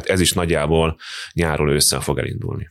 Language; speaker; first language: Hungarian; native; Hungarian